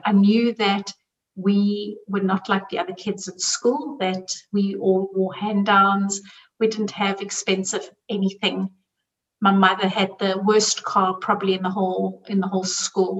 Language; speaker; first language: English; native; English